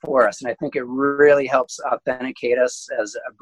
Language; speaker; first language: English; native; English